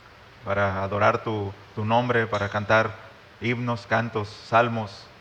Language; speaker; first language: Spanish; native; Spanish